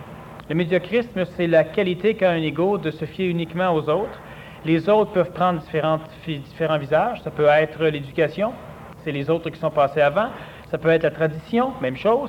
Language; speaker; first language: French; native; French